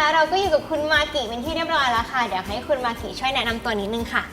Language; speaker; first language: Thai; native; Thai